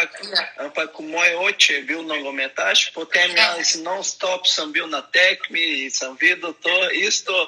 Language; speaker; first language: Slovenian; non-native, learner; Portuguese